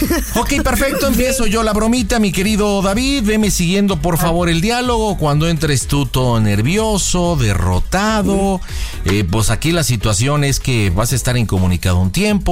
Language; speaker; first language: Spanish; native; Spanish